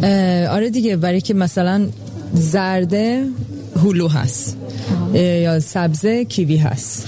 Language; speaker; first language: Persian; early bilingual, heritage; Persian